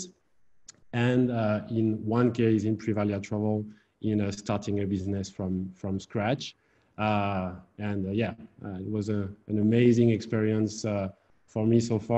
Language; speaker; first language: English; non-native, fluent; French